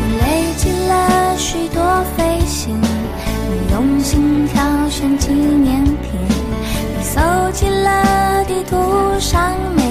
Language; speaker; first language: Chinese; native; Chinese